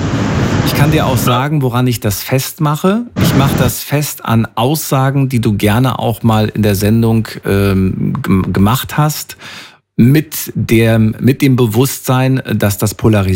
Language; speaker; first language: German; native; German